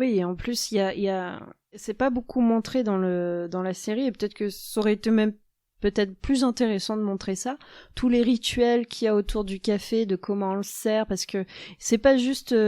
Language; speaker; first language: French; native; French